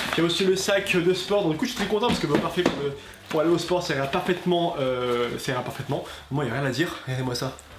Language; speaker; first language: French; native; French